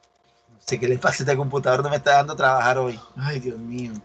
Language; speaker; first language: Spanish; native; Spanish